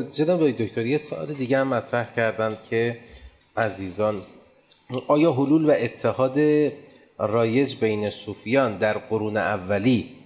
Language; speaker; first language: Persian; native; Persian